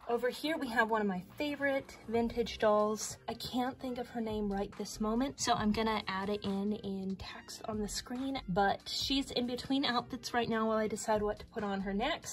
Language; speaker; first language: English; native; English